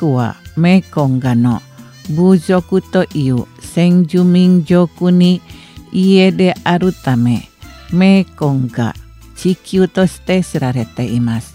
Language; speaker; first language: Japanese; non-native, fluent; Indonesian